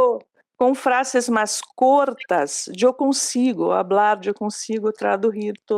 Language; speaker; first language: Spanish; non-native, fluent; Portuguese